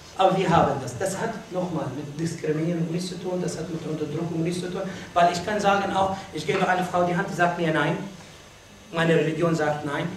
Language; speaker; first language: German; non-native, fluent; Arabic